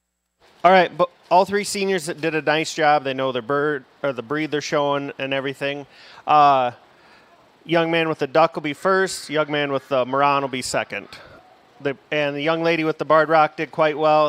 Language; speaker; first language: English; native; English